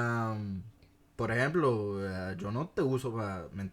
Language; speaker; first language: Spanish; non-native, fluent; English